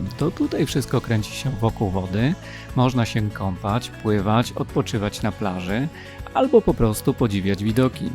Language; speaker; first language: Polish; native; Polish